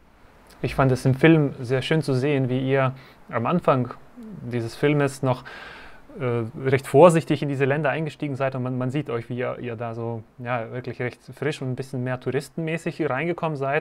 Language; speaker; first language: German; native; German